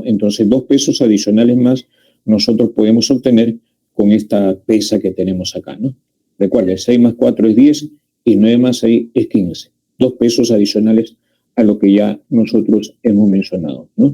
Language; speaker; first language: Spanish; native; Spanish